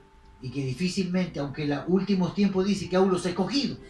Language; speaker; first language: Spanish; native; Spanish